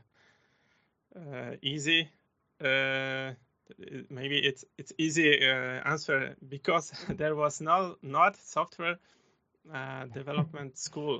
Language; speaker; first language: English; non-native, learner; Polish